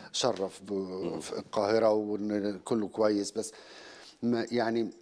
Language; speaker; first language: Arabic; native; Arabic